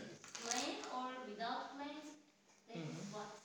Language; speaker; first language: English; non-native, learner; Turkish